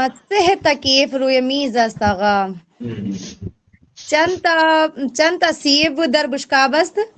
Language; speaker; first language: Persian; non-native, learner; Urdu